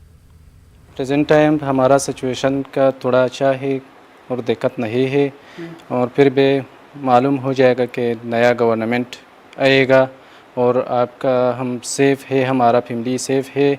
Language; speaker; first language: Hindi; non-native, learner; Pashto